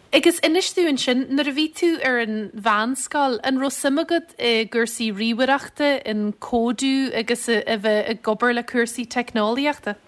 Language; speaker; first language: Irish; native; Irish